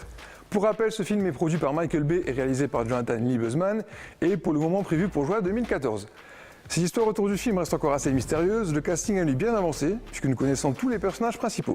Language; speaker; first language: French; native; French